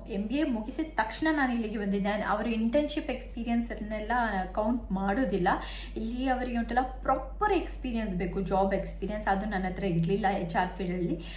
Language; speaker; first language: Kannada; non-native, local second language; Tulu